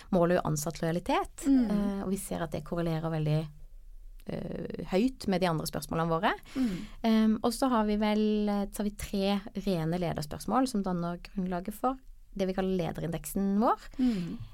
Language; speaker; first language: Norwegian; native; Norwegian